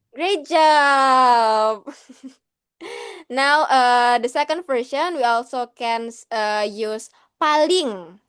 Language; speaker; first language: English; non-native, learner; Indonesian